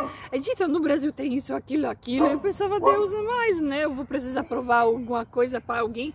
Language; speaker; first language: Portuguese; non-native, fluent; Polish